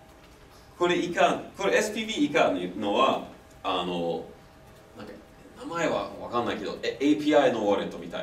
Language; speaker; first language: Japanese; non-native, fluent; English